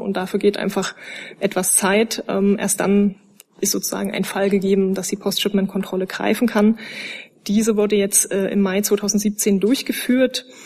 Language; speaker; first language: German; native; German